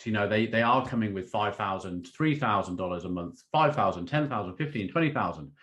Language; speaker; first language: English; native; English